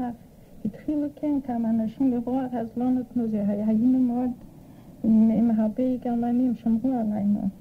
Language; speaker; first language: Hebrew; non-native, fluent; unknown